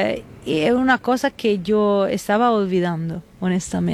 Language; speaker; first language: Spanish; non-native, fluent; Italian